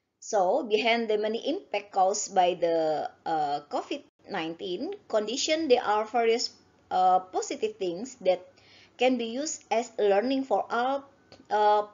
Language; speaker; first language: English; non-native, learner; Indonesian